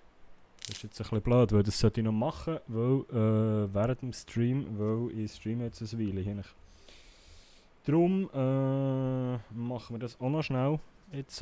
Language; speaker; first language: German; native; German